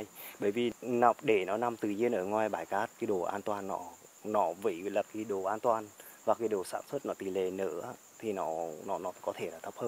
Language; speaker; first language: Vietnamese; native; Vietnamese